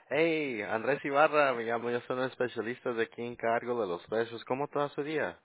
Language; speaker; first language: Spanish; early bilingual, heritage; Spanish